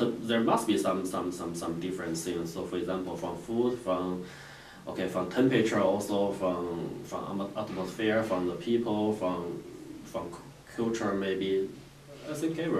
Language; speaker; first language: English; non-native, learner; Chinese